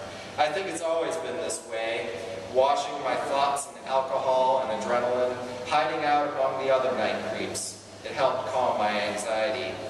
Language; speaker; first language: English; native; English